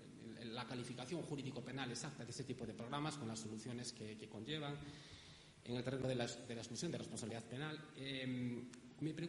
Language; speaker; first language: Spanish; native; Spanish